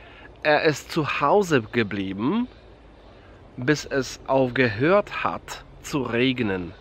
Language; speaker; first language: German; non-native, fluent; Polish